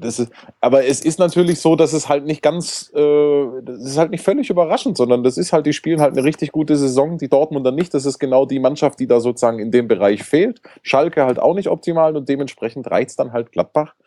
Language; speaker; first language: German; native; German